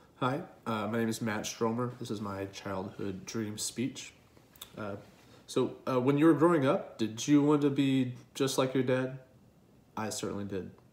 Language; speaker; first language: English; native; English